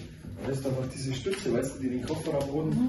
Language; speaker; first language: German; native; German